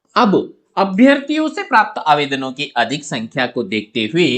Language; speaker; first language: Hindi; non-native, local second language; Marathi